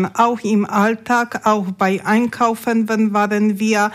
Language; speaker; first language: German; non-native, learner; Polish